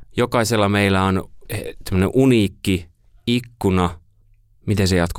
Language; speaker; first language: Finnish; native; Finnish